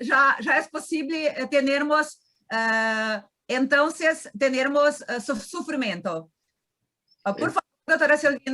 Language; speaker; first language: Spanish; non-native, learner; Portuguese